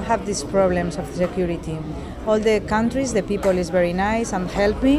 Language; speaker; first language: English; non-native, learner; Spanish